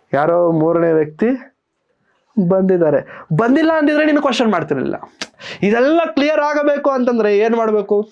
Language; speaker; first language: Kannada; non-native, local second language; Telugu